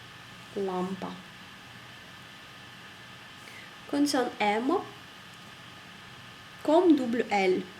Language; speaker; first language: French; non-native, fluent; Russian